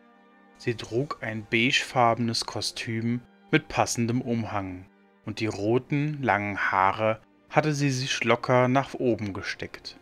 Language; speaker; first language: German; native; German